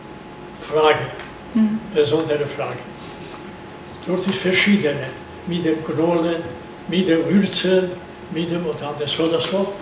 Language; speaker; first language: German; non-native, learner; Georgian